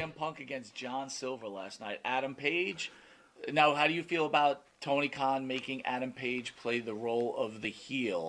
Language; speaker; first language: English; native; English